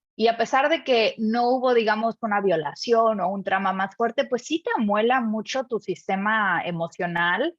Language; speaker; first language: Spanish; native; Spanish